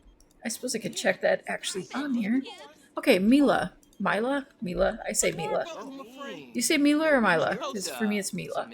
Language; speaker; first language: English; native; English